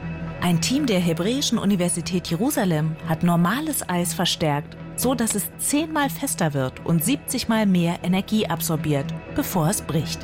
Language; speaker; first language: German; native; German